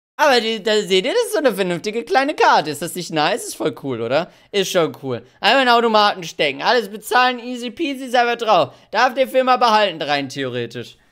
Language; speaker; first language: German; early bilingual, other home language; Hungarian